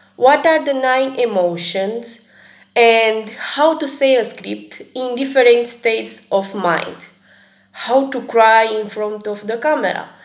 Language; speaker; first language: English; non-native, fluent; Romanian